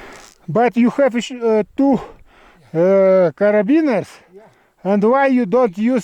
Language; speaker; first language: English; non-native, learner; Russian